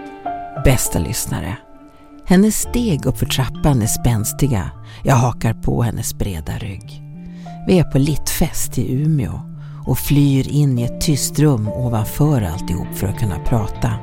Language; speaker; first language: Swedish; native; Swedish